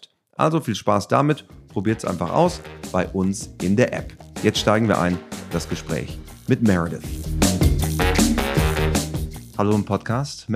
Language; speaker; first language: German; native; German